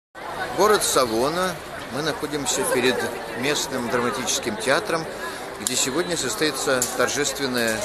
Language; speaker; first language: Russian; native; Russian